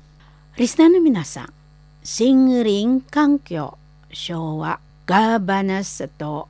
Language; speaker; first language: Japanese; non-native, fluent; Indonesian